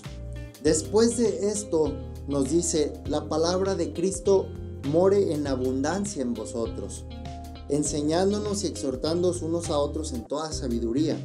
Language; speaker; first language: Spanish; native; Spanish